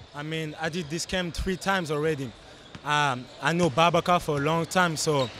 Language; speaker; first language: English; non-native, fluent; French